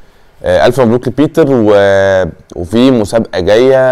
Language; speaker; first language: Arabic; native; Arabic